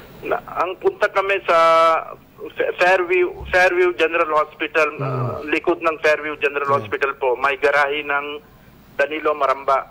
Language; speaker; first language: Filipino; non-native, learner; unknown